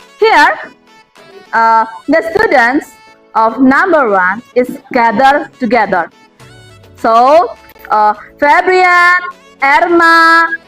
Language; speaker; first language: English; non-native, fluent; Indonesian